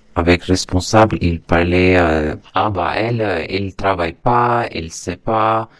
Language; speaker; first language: French; non-native, learner; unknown